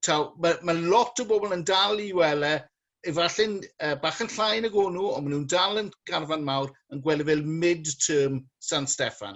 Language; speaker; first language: Welsh; native; Welsh